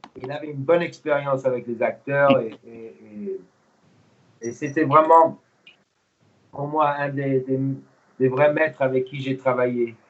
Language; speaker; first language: French; non-native, fluent; English